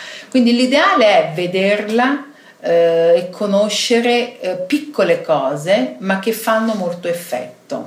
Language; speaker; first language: Italian; native; Italian